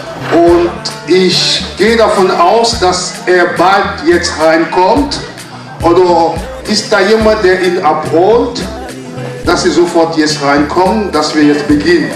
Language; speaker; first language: German; non-native, fluent; French